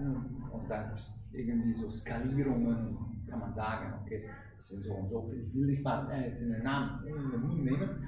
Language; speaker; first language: German; non-native, fluent; Hungarian